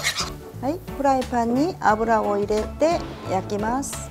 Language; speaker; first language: Japanese; non-native, fluent; Korean